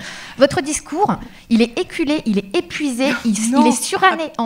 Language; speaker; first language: French; native; French